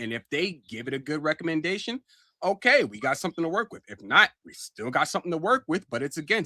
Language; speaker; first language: English; native; English